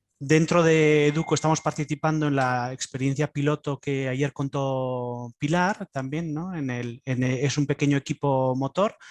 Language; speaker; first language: Spanish; native; Spanish